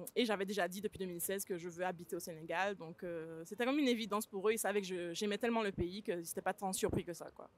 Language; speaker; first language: French; native; French